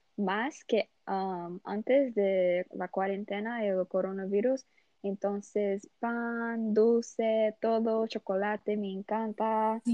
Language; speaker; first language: Spanish; non-native, learner; Portuguese